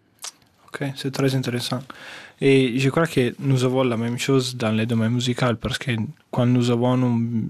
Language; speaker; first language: French; non-native, fluent; Italian